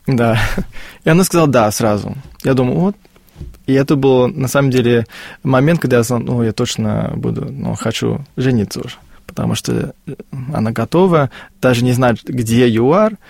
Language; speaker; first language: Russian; non-native, fluent; Afrikaans